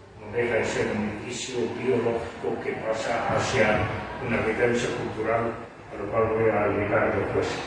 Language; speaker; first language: Spanish; non-native, fluent; French